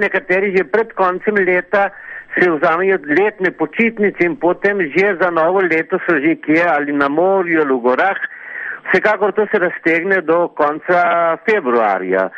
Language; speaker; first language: Slovenian; early bilingual, heritage; Slovenian